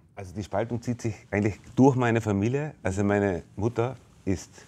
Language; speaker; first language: German; native; German